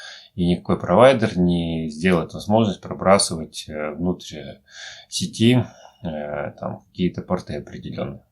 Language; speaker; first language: Russian; native; Russian